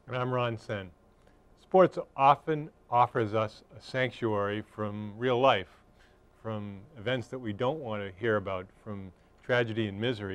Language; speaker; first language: English; native; English